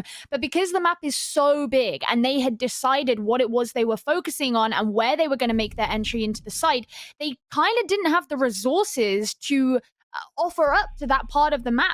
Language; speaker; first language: English; native; English